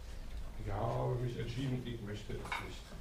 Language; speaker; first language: German; native; German